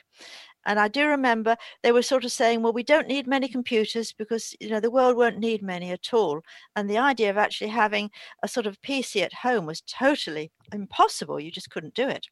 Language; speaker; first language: English; native; English